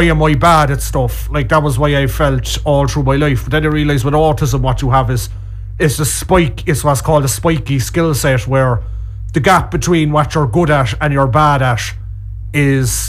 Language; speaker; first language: English; native; English